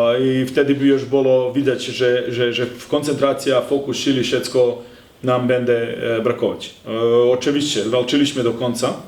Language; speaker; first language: Polish; non-native, learner; Serbian